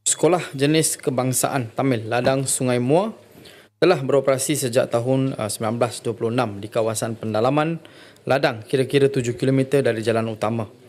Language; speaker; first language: Malay; non-native, local second language; Tamil